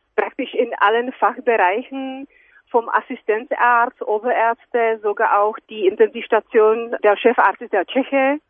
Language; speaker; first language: German; non-native, fluent; Czech